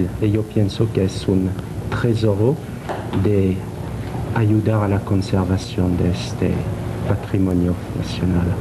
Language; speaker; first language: Spanish; non-native, learner; French